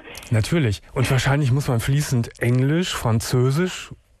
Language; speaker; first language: German; native; German